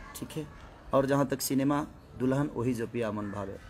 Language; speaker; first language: Hindi; native; Hindi